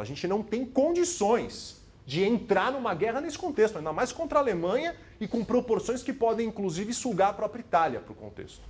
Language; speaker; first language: Portuguese; native; Portuguese